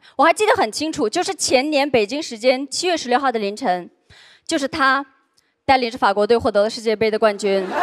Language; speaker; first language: Chinese; non-native, local second language; Uyghur